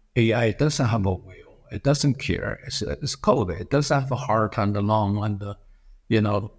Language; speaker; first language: English; non-native, fluent; Chinese